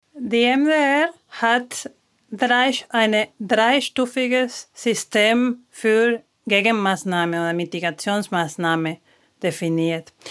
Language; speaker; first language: German; non-native, fluent; Spanish